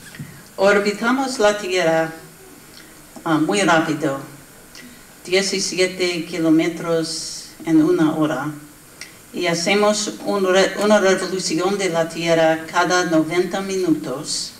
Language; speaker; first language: Spanish; non-native, learner; English